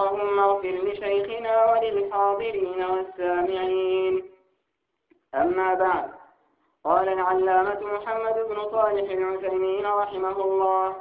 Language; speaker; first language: Arabic; native; Arabic